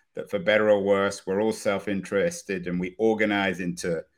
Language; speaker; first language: English; native; English